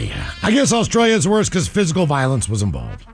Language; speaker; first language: English; native; English